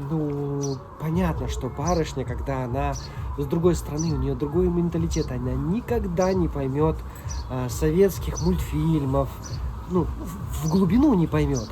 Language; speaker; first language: Russian; native; Russian